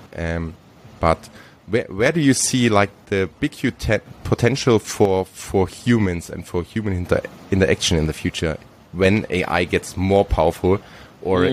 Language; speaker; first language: English; non-native, fluent; German